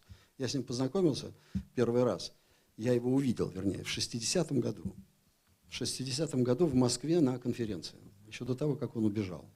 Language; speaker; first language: Russian; native; Russian